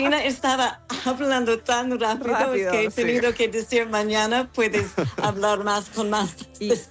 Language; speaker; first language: Spanish; non-native, fluent; English